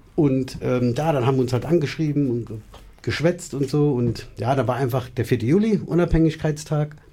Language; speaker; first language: German; native; German